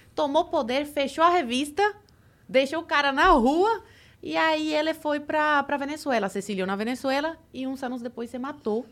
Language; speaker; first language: Portuguese; early bilingual, other home language; Spanish